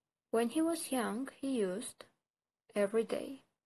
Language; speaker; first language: English; non-native, fluent; Armenian